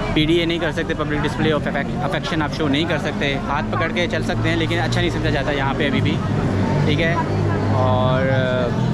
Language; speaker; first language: Urdu; native; Urdu